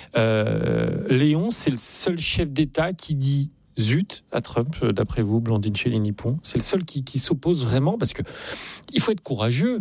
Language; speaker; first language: French; native; French